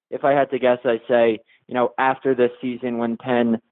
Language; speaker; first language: English; native; English